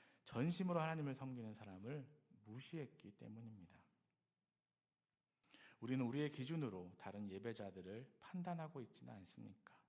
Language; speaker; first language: Korean; native; Korean